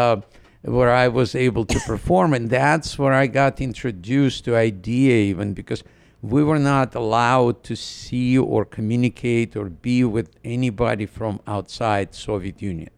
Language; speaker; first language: English; non-native, fluent; Ukrainian